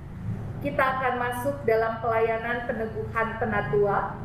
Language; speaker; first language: Indonesian; native; Indonesian